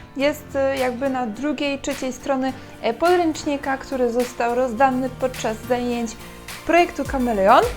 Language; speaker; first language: Polish; non-native, fluent; French